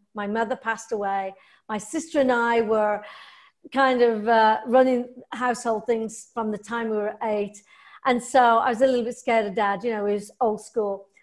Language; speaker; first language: English; native; English